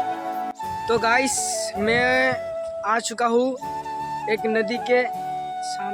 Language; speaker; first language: Hindi; non-native, local second language; Assamese